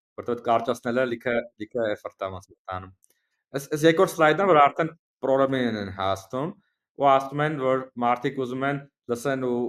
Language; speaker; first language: Armenian; native; Armenian